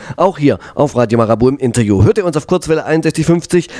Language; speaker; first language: German; native; German